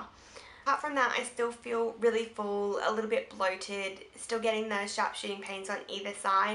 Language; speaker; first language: English; native; English